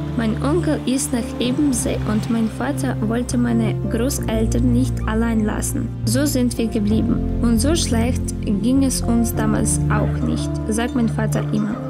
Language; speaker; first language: German; early bilingual, heritage; Ukrainian